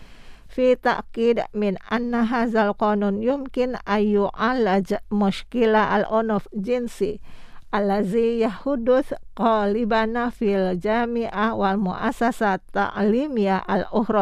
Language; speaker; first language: Arabic; non-native, fluent; Indonesian